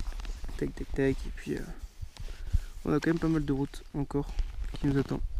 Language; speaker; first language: French; native; French